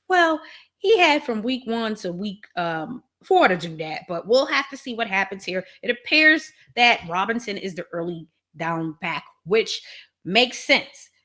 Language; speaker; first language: English; native; English